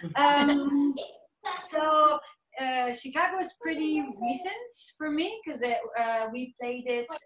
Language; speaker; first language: English; non-native, local second language; French